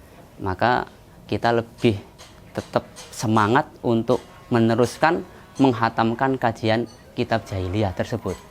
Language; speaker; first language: Indonesian; non-native, local second language; Javanese